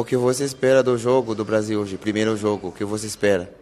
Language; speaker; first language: Portuguese; non-native, fluent; Haitian Creole